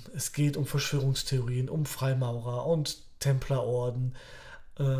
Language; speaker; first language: German; early bilingual, other home language; Polish